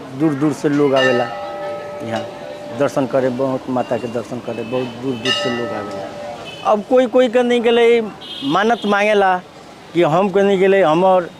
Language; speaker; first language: Bhojpuri; native; Bhojpuri